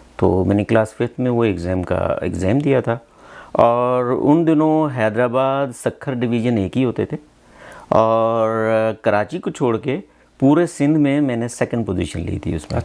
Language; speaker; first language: Hindi; non-native, local second language; Punjabi